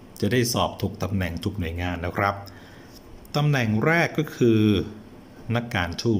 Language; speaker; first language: Thai; native; Thai